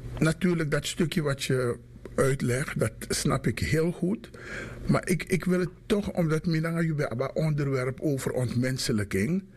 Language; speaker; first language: Dutch; native; Dutch